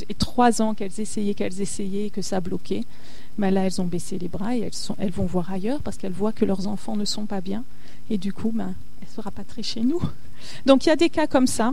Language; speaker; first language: French; native; French